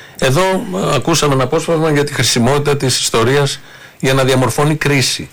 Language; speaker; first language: Greek; native; Greek